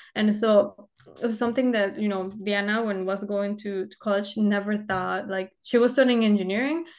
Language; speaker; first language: English; early bilingual, other home language; Spanish